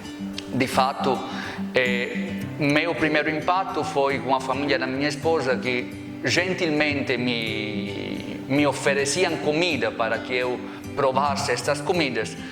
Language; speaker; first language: Portuguese; non-native, fluent; Italian